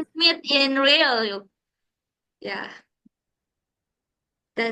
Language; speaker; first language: English; non-native, learner; Indonesian